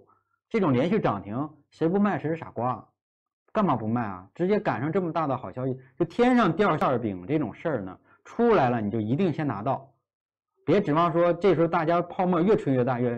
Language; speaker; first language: Chinese; native; Chinese